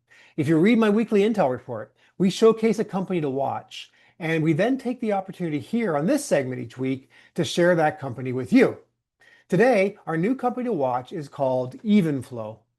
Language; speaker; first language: English; native; English